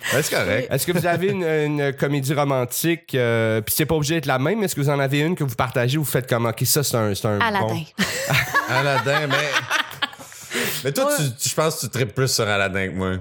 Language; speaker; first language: French; native; French